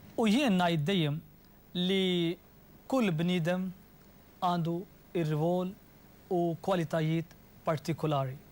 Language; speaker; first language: Maltese; non-native, fluent; Urdu